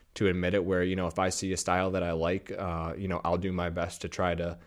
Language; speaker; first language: English; native; English